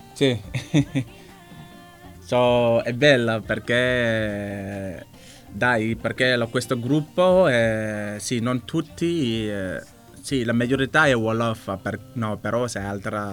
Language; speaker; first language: Italian; non-native, learner; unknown